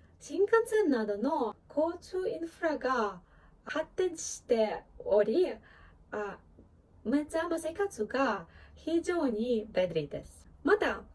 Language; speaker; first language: Japanese; non-native, fluent; Ukrainian